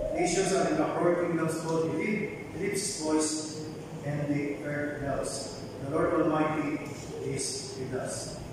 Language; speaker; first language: English; non-native, local second language; Filipino